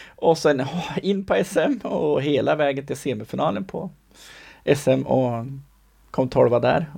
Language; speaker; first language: Swedish; native; Swedish